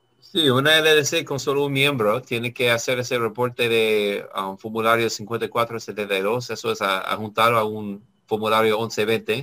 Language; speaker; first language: Spanish; non-native, learner; English